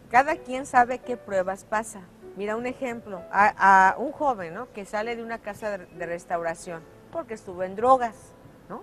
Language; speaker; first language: Spanish; native; Spanish